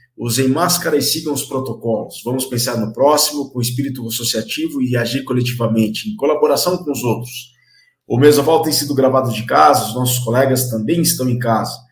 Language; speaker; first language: Portuguese; native; Portuguese